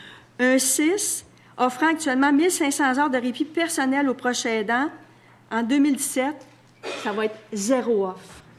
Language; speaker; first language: French; native; French